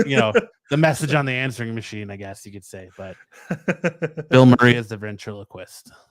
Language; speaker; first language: English; native; English